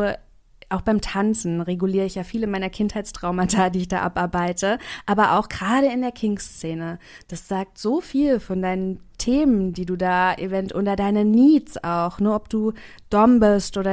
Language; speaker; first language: German; native; German